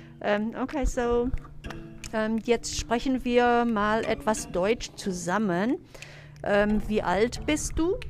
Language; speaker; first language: German; non-native, fluent; English